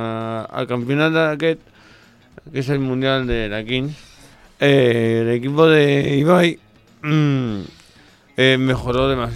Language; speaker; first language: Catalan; non-native, local second language; Spanish